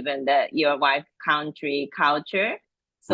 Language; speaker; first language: English; non-native, fluent; Japanese